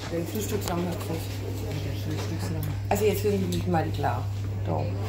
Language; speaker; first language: German; native; German